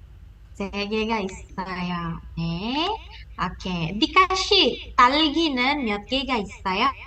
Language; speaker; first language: Korean; non-native, fluent; Indonesian